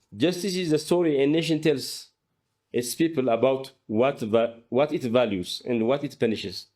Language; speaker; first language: English; non-native, local second language; Amharic